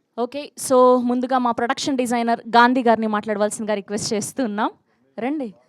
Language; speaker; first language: Telugu; native; Telugu